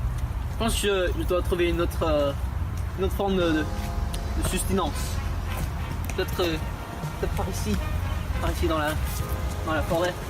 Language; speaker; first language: French; non-native, learner; English